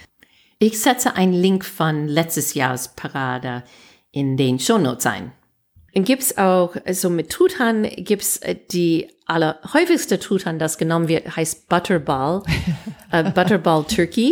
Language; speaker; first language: German; non-native, fluent; English